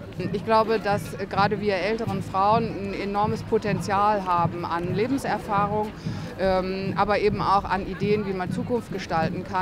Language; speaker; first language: German; native; German